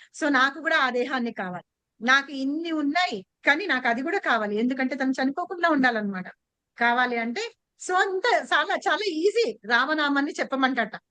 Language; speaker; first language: Telugu; native; Telugu